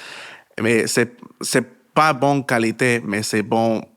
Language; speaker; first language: French; non-native, learner; Spanish